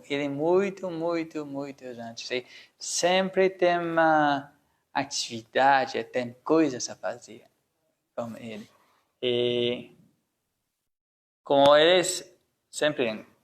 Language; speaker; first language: Portuguese; non-native, learner; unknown